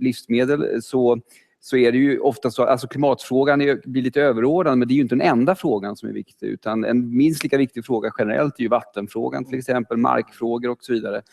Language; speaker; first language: Swedish; native; Swedish